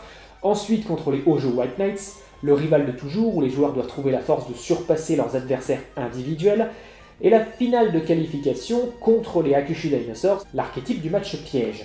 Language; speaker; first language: French; native; French